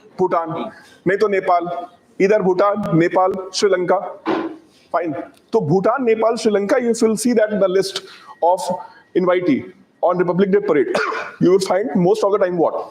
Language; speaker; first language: English; non-native, local second language; Hindi